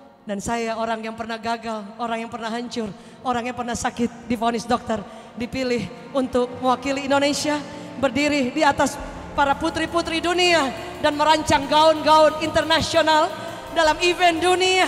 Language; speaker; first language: Indonesian; native; Indonesian